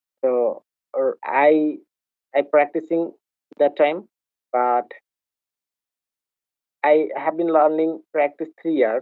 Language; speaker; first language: English; non-native, learner; Bangla